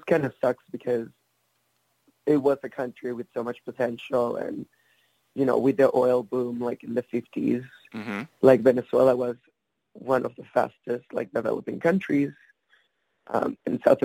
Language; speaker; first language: English; non-native, fluent; Spanish